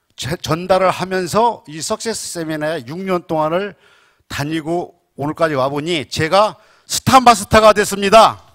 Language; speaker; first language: Korean; native; Korean